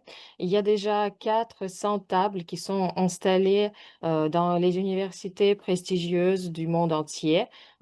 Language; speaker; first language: French; non-native, fluent; Russian